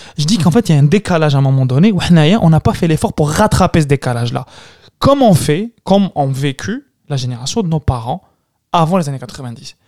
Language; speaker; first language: French; non-native, local second language; Arabic